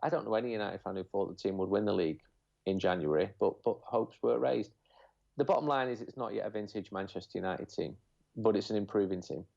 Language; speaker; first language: English; native; English